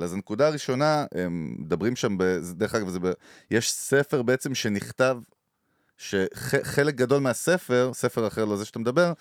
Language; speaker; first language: Hebrew; native; Hebrew